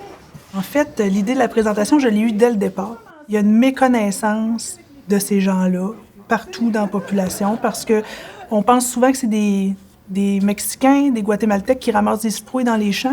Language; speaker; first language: French; native; French